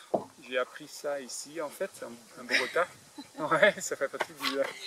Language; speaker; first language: French; non-native, fluent; Dutch